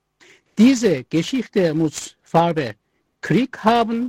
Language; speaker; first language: German; non-native, learner; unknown